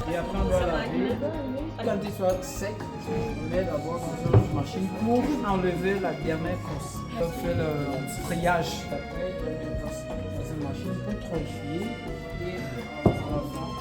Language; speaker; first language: French; non-native, learner; Portuguese